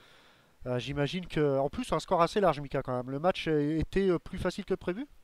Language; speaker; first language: French; native; French